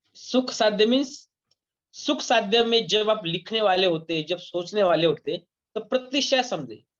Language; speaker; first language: Hindi; non-native, local second language; Marathi